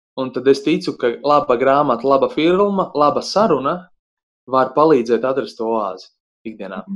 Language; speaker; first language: Latvian; native; Latvian